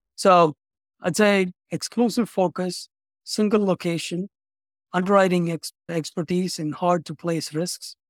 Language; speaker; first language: English; non-native, local second language; Tamil